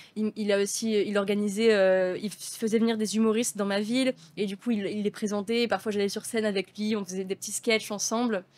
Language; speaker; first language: French; native; French